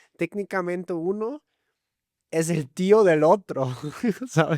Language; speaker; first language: Spanish; native; Spanish